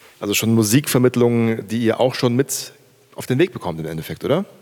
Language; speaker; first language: German; native; German